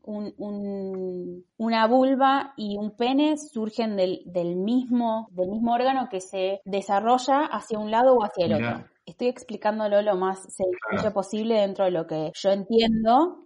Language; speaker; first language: Spanish; native; Spanish